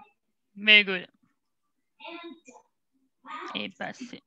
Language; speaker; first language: English; non-native, learner; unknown